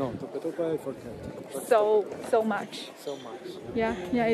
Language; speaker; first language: English; non-native, fluent; Italian